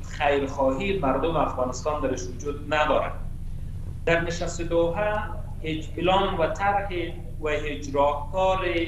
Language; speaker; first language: Persian; native; Persian